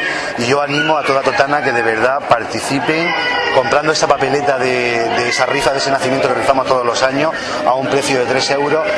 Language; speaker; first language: Spanish; native; Spanish